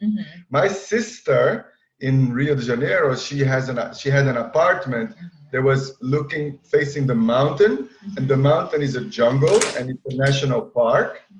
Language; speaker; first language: English; non-native, fluent; Portuguese